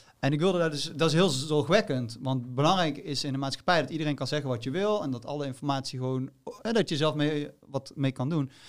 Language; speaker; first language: Dutch; native; Dutch